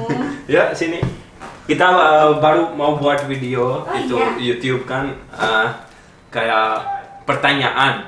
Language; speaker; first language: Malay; non-native, learner; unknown